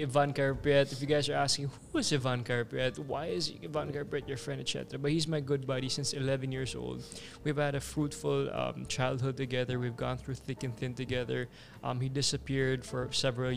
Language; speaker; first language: English; non-native, local second language; Cebuano